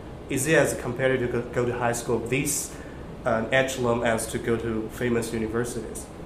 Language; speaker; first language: English; non-native, fluent; Chinese